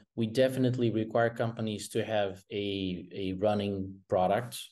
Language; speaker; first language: English; non-native, fluent; Portuguese